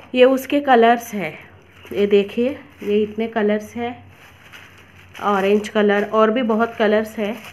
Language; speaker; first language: Hindi; non-native, local second language; Marathi